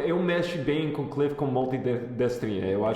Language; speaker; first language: Portuguese; non-native, fluent; English